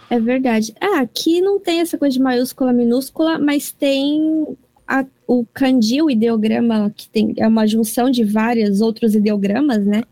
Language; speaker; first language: Portuguese; early bilingual, heritage; Portuguese